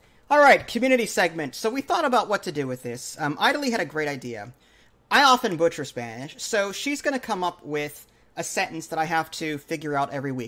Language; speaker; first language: English; native; English